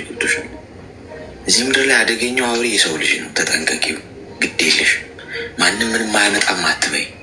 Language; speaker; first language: Amharic; native; Amharic